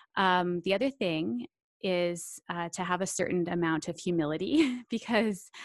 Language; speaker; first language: English; native; English